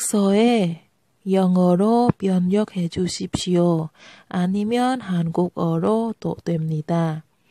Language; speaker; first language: Korean; non-native, learner; Vietnamese